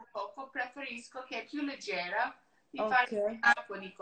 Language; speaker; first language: Italian; non-native, learner; English